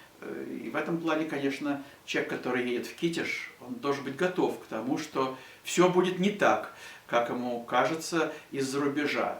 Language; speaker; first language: Russian; native; Russian